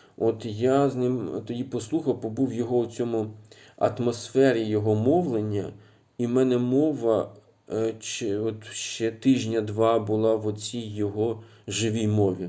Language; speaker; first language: Ukrainian; native; Ukrainian